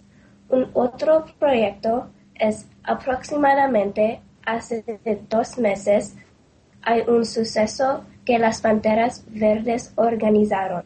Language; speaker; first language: Spanish; non-native, learner; English